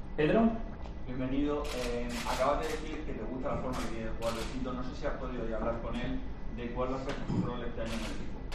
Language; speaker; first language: Spanish; native; Spanish